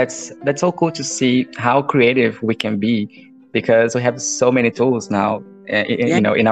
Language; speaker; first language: English; non-native, fluent; Portuguese